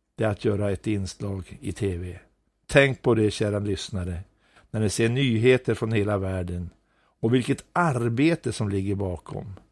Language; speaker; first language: Swedish; native; Swedish